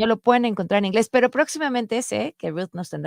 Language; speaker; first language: Spanish; native; Spanish